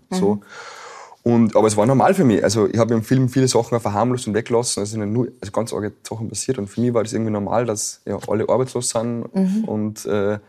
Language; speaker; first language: German; native; German